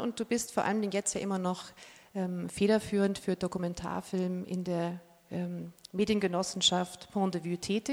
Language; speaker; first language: German; native; German